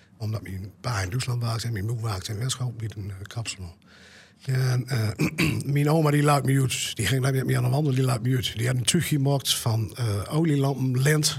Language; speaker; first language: Dutch; native; Dutch